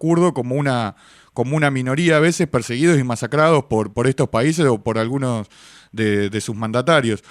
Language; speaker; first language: Spanish; native; Spanish